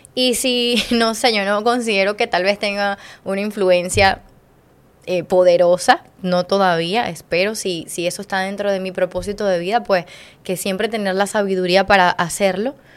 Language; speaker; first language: Spanish; native; Spanish